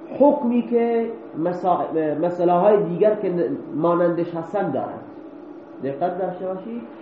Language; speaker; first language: Persian; non-native, local second language; Baluchi